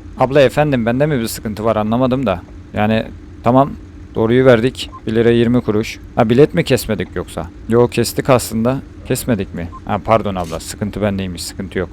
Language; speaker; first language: Turkish; native; Turkish